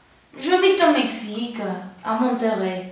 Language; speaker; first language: French; non-native, learner; Spanish